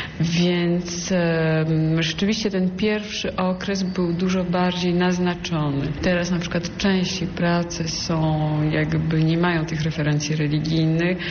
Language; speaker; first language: Polish; early bilingual, heritage; Polish